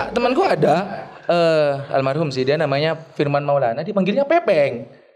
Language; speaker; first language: Indonesian; non-native, local second language; Madurese